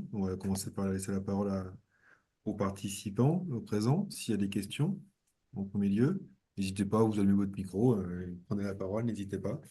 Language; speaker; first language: French; native; French